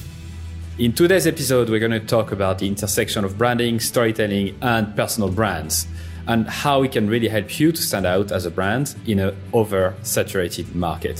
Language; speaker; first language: English; non-native, fluent; French